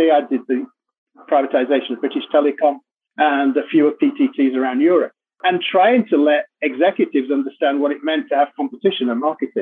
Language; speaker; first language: English; native; English